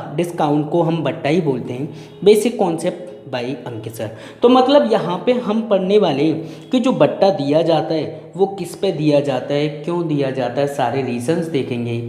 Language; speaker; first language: Hindi; native; Hindi